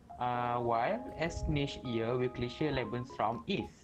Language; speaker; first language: German; non-native, learner; Malay